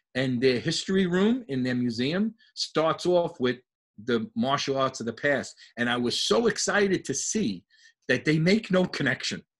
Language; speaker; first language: English; native; English